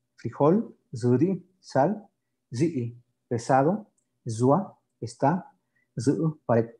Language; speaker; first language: Spanish; native; Spanish